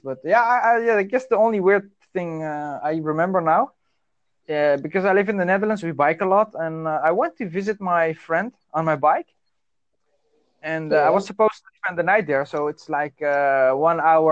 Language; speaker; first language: English; non-native, fluent; Dutch